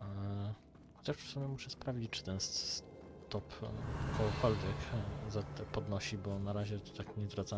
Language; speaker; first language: Polish; native; Polish